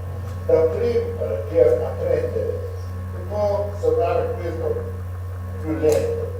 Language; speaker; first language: Italian; non-native, learner; Russian